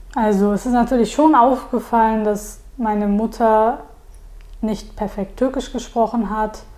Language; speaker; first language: German; early bilingual, other home language; Turkish